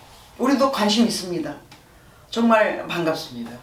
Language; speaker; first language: Korean; native; Korean